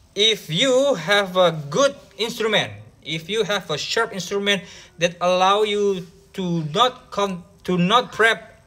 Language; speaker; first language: English; non-native, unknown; Indonesian